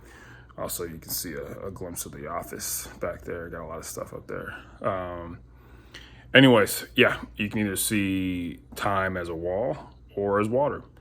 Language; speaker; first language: English; native; English